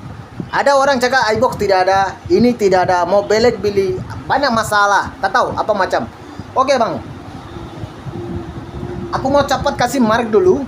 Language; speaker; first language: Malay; non-native, learner; Bangla